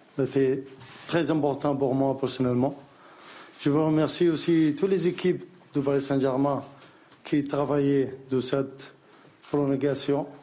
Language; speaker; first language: French; non-native, learner; Arabic